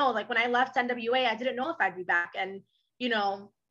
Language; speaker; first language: English; early bilingual, other home language; Spanish